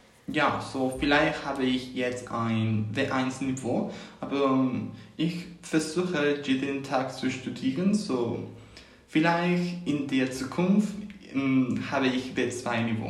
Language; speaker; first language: German; non-native, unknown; Spanish